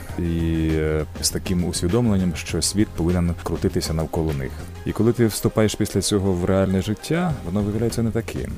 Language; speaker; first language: Ukrainian; native; Ukrainian